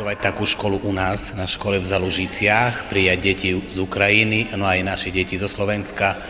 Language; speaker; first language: Slovak; non-native, learner; Ukrainian